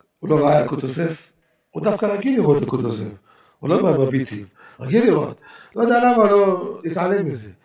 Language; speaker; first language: Hebrew; native; Hebrew